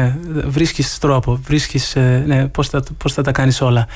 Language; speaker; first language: Greek; early bilingual, heritage; Greek